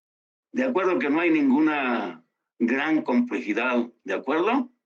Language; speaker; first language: Spanish; native; Spanish